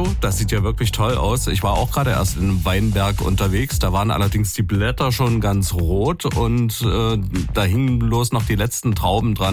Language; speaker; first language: German; native; German